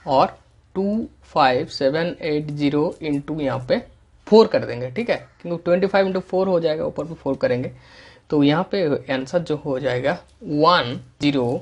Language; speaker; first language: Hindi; non-native, local second language; Bangla